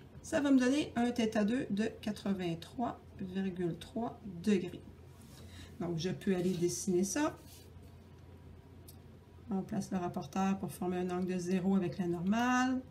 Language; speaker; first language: French; native; French